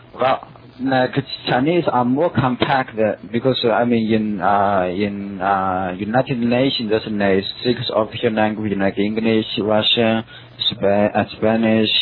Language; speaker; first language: English; non-native, learner; Chinese